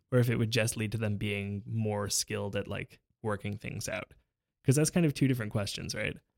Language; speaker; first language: English; native; English